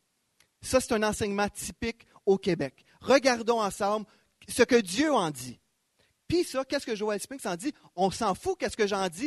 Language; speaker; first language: French; native; French